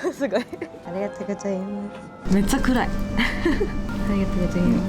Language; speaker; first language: Japanese; non-native, learner; Korean